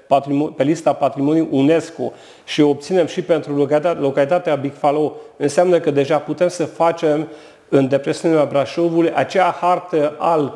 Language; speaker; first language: Romanian; non-native, local second language; Hungarian